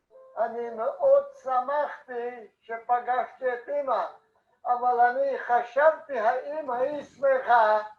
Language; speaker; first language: Hebrew; non-native, fluent; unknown